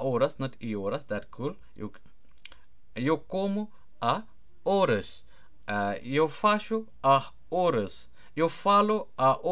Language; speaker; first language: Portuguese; non-native, fluent; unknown